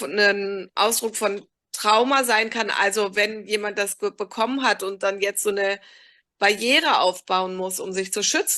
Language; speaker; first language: German; native; German